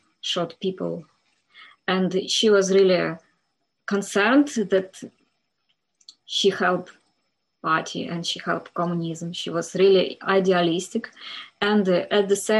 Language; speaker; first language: English; non-native, fluent; Ukrainian